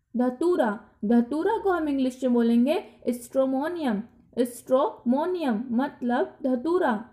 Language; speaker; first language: Hindi; native; Hindi